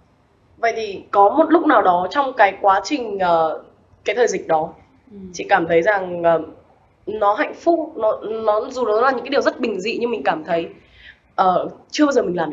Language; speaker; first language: Vietnamese; native; Vietnamese